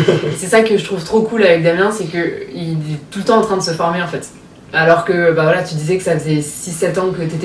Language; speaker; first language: French; native; French